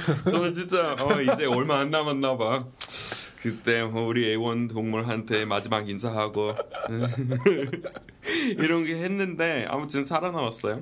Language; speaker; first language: Korean; non-native, fluent; English